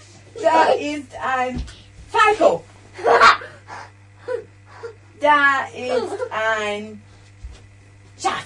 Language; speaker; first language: German; native; German